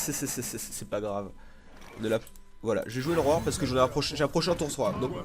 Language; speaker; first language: French; native; French